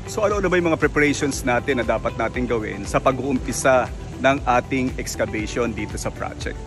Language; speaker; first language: Filipino; native; Filipino